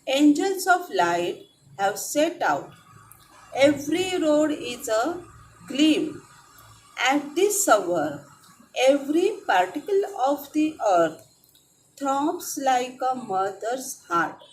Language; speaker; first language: English; non-native, local second language; Marathi